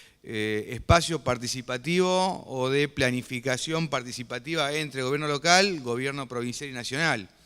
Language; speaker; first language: Spanish; native; Spanish